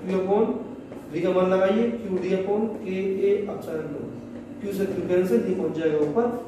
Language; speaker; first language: Hindi; native; Hindi